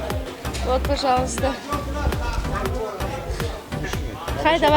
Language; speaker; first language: Russian; non-native, local second language; Tajik